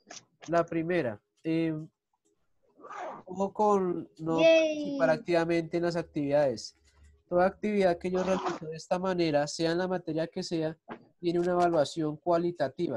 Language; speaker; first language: Spanish; native; Spanish